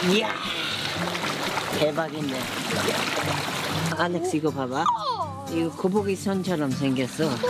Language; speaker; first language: Korean; non-native, fluent; English